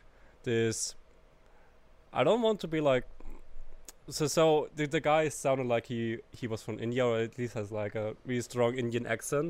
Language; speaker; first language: English; non-native, fluent; German